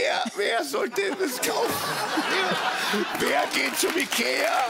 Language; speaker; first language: German; native; German